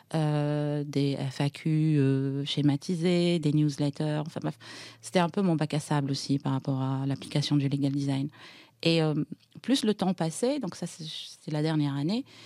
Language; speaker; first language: French; non-native, local second language; Arabic